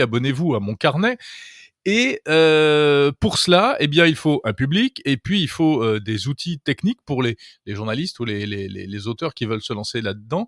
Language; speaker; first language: French; native; French